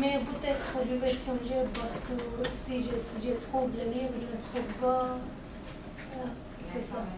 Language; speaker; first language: French; non-native, learner; Arabic